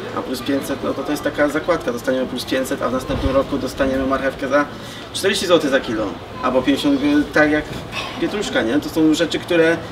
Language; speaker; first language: Polish; native; Polish